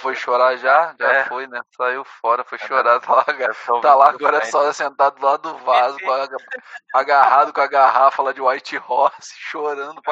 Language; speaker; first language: Portuguese; native; Portuguese